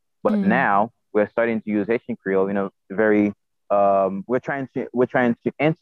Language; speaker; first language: English; non-native, fluent; Haitian Creole